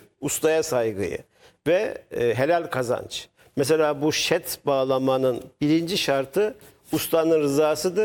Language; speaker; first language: Turkish; native; Turkish